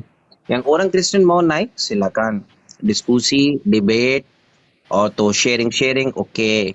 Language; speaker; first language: Indonesian; non-native, learner; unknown